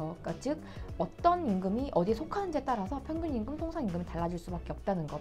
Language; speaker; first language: Korean; native; Korean